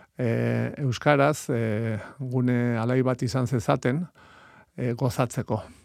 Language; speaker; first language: Basque; native; Basque